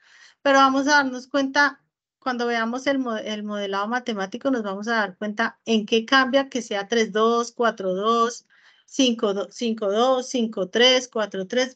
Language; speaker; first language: Spanish; native; Spanish